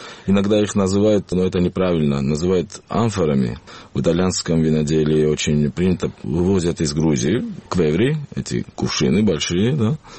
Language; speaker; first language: Russian; non-native, local second language; Georgian